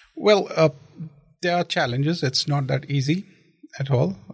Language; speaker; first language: English; non-native, local second language; Kashmiri